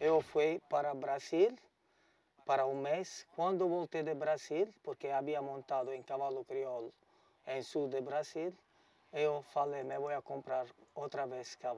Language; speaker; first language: Portuguese; non-native, learner; Italian